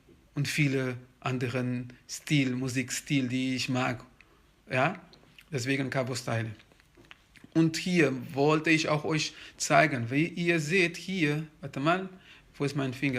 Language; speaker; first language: German; non-native, fluent; Kabuverdianu